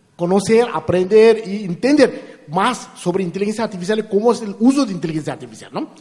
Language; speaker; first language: Spanish; non-native, fluent; Hindi